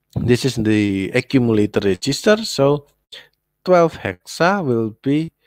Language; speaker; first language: English; non-native, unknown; Indonesian